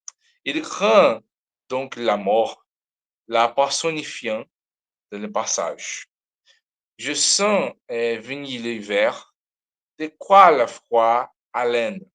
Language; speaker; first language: French; non-native, learner; Portuguese